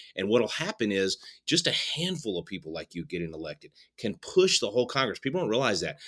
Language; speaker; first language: English; native; English